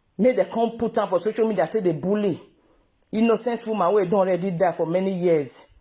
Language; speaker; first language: Nigerian Pidgin; non-native, local second language; Yoruba